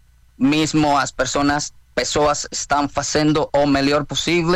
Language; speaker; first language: Portuguese; non-native, fluent; Spanish